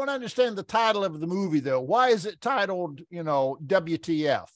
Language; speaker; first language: English; native; English